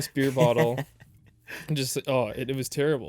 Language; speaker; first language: English; native; English